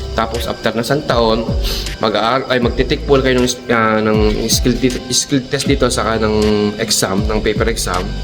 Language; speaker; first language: Filipino; native; Filipino